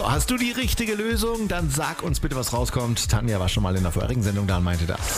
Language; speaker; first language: German; native; German